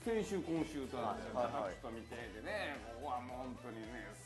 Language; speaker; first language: Japanese; native; Japanese